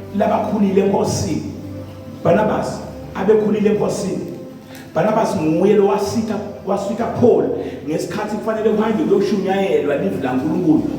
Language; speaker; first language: Zulu; non-native, local second language; Swati